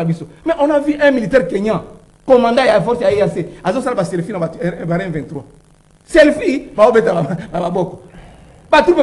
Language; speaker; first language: French; non-native, local second language; Lingala